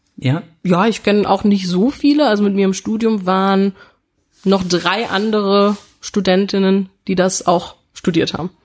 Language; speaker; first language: German; early bilingual, other home language; Italian